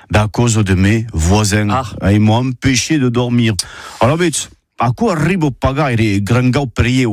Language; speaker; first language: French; native; French